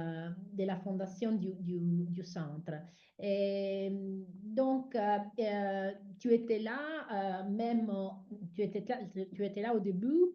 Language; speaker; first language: French; non-native, fluent; Italian